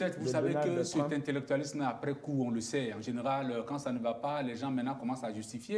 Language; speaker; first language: French; native; French